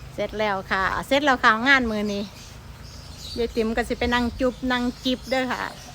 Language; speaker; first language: Thai; non-native, local second language; Northeastern Thai